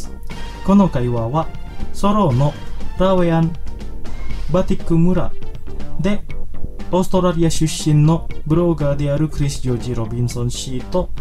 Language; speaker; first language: Japanese; non-native, fluent; Indonesian